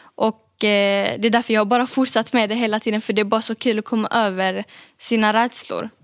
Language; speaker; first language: Swedish; early bilingual, other home language; Arabic